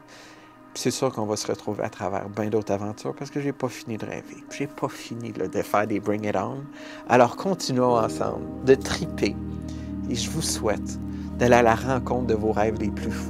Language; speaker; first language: French; native; French